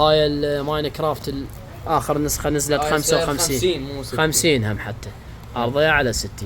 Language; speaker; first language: Arabic; native; Arabic